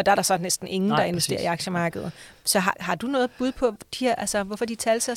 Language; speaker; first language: Danish; native; Danish